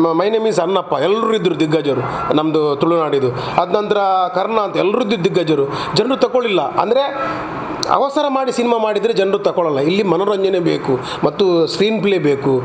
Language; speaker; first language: Kannada; non-native, local second language; Tulu